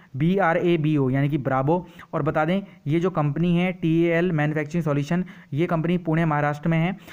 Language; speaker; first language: Hindi; native; Hindi